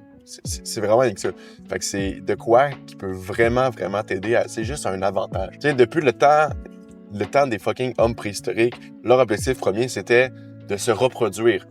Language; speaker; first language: French; native; French